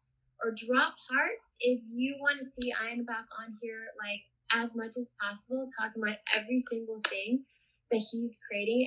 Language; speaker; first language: English; native; English